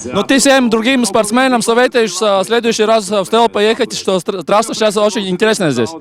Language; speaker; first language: Russian; non-native, learner; Latvian